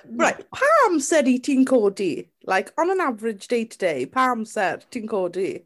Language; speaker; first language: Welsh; native; Welsh